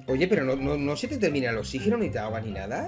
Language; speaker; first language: Spanish; native; Spanish